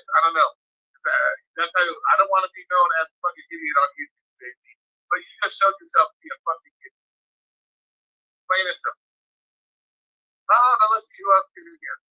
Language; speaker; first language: English; native; English